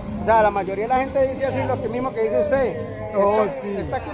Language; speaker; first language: Spanish; native; Spanish